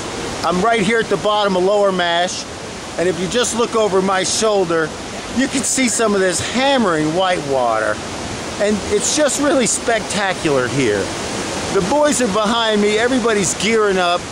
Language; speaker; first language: English; native; English